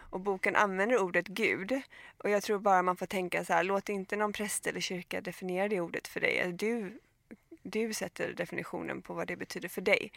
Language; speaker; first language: Swedish; native; Swedish